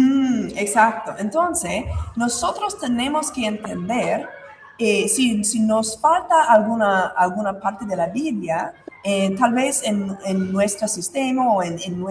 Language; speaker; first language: Spanish; non-native, fluent; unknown